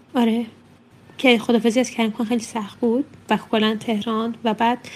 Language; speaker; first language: Persian; native; Persian